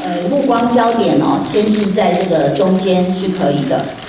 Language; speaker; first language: Chinese; native; Chinese